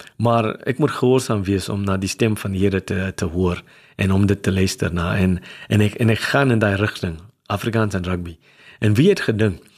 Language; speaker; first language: Afrikaans; non-native, local second language; English